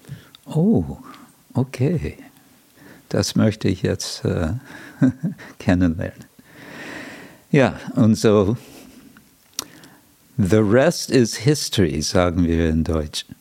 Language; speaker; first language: German; non-native, fluent; English